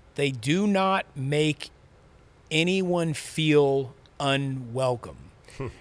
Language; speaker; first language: English; native; English